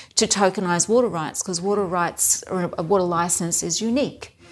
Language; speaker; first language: English; native; English